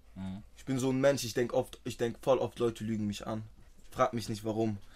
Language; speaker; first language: German; native; German